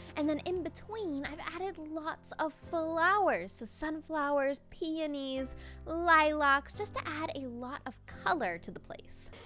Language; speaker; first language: English; native; English